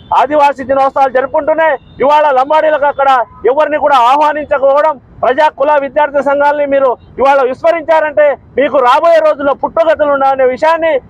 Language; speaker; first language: Telugu; non-native, local second language; Lambadi